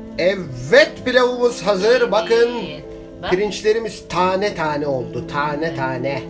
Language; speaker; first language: Turkish; native; Turkish